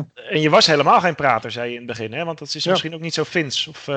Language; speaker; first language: Dutch; native; Dutch